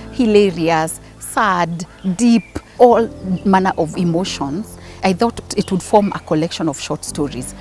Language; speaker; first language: English; non-native, local second language; Kikuyu